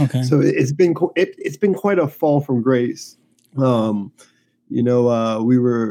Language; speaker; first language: English; native; English